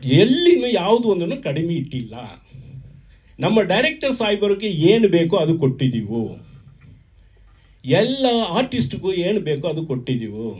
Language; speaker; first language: Kannada; non-native, learner; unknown